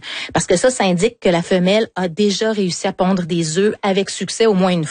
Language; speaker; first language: French; native; French